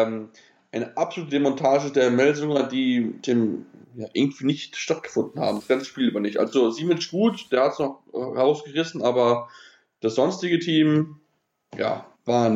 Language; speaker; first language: German; native; German